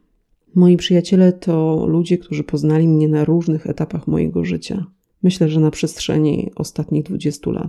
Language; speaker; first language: Polish; native; Polish